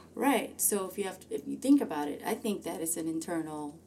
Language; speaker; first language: English; early bilingual, other home language; Amharic